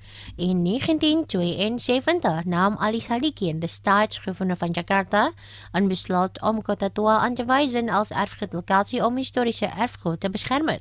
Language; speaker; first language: Dutch; non-native, fluent; Indonesian